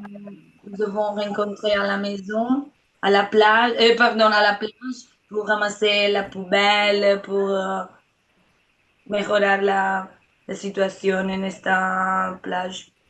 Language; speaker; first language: French; non-native, learner; Spanish